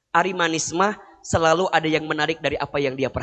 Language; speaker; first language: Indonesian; non-native, local second language; Sundanese